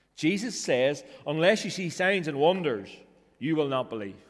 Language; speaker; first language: English; native; English